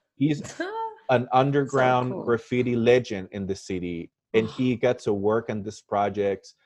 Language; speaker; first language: English; non-native, fluent; Spanish